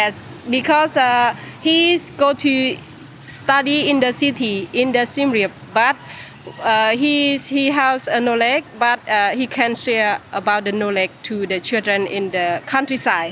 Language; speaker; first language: English; non-native, learner; Khmer